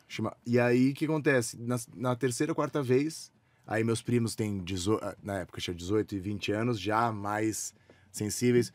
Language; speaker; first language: Portuguese; native; Portuguese